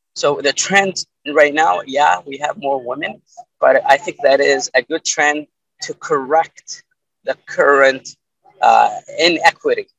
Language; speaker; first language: English; early bilingual, other home language; Arabic